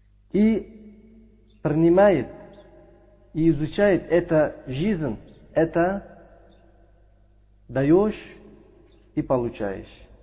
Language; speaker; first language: Russian; non-native, local second language; Uzbek